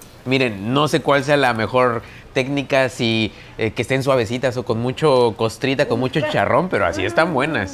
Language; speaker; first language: Spanish; native; Spanish